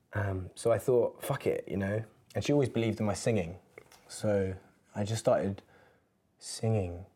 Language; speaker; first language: English; native; English